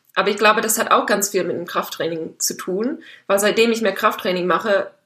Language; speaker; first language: German; non-native, fluent; English